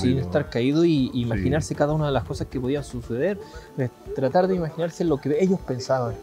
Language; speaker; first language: Spanish; native; Spanish